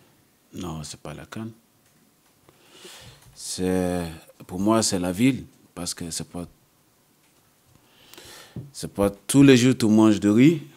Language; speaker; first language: French; non-native, learner; English